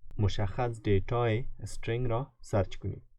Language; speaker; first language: Persian; native; Persian